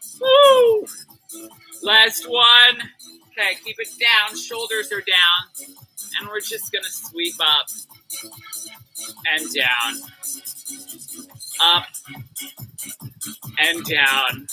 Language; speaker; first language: English; native; English